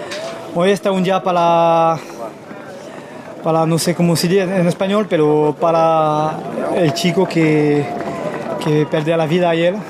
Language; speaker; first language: Spanish; non-native, learner; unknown